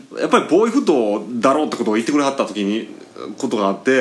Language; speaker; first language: Japanese; native; Japanese